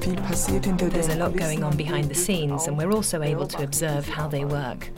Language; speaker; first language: English; non-native, fluent; Turkish